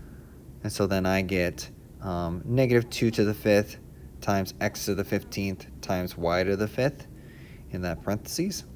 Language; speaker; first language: English; native; English